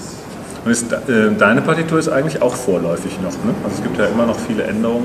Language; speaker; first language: German; native; German